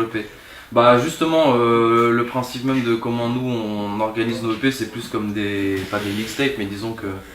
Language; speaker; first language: French; native; French